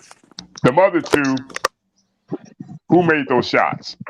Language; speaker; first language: English; native; English